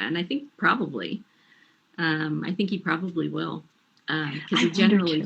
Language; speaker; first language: English; native; English